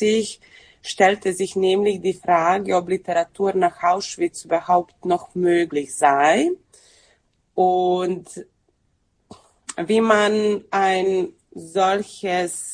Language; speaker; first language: German; non-native, fluent; Serbian